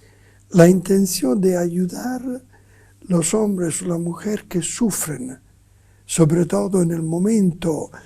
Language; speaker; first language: Spanish; non-native, fluent; Italian